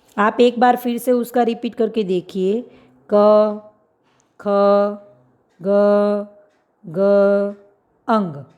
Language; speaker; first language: Hindi; non-native, local second language; Gujarati